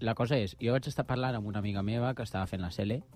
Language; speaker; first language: Catalan; native; Catalan